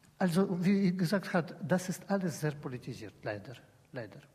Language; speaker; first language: German; non-native, learner; Russian